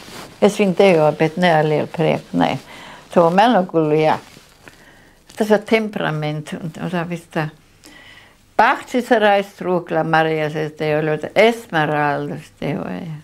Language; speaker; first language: Latvian; non-native, local second language; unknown